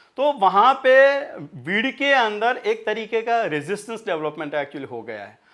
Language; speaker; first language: Hindi; non-native, local second language; Marathi